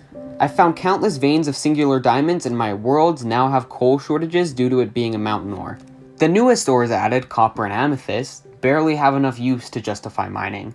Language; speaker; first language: English; native; English